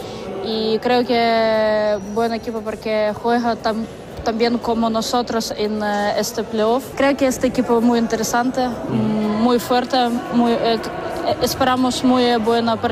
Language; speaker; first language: Spanish; non-native, learner; Ukrainian